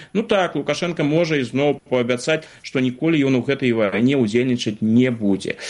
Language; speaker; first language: Belarusian; non-native, local second language; Russian